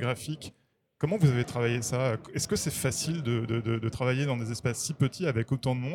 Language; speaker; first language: French; native; French